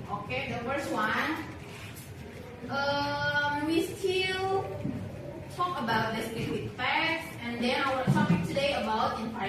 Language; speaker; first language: English; non-native, learner; Indonesian